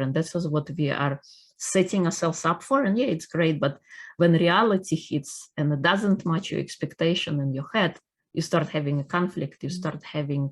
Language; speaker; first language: English; non-native, fluent; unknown